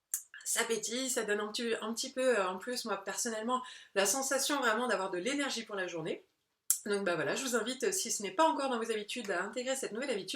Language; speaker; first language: French; native; French